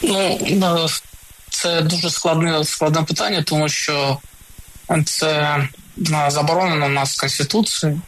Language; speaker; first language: Ukrainian; non-native, local second language; Russian